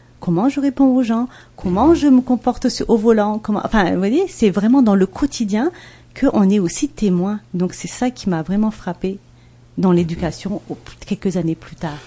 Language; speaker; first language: French; non-native, local second language; Malagasy